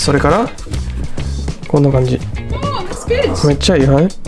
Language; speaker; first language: Japanese; native; Japanese